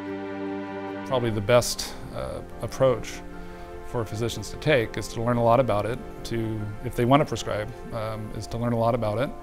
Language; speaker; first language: English; native; English